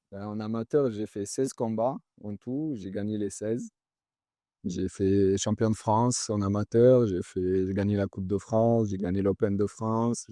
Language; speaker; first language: French; early bilingual, other home language; Chechen